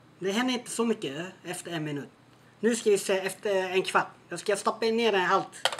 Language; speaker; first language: Swedish; non-native, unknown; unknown